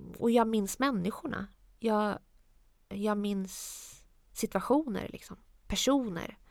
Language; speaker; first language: Swedish; early bilingual, other home language; Arabic